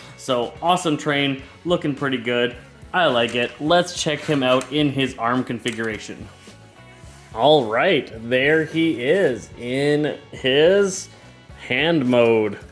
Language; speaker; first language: English; native; English